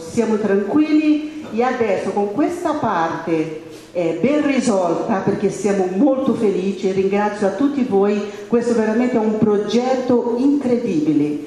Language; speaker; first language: Italian; non-native, fluent; Spanish